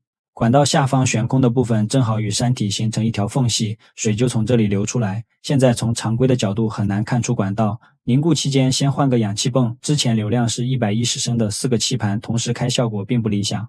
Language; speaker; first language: Chinese; native; Chinese